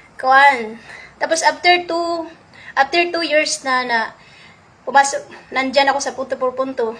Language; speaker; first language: Filipino; non-native, local second language; Cebuano